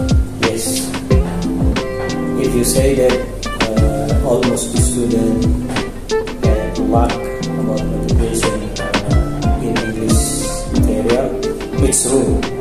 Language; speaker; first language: English; non-native, local second language; Indonesian